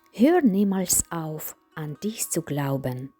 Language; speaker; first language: German; non-native, fluent; Ukrainian